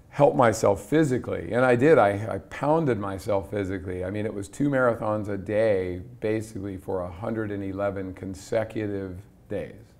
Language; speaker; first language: English; native; English